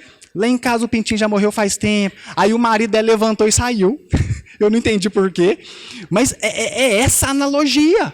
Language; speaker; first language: Portuguese; native; Portuguese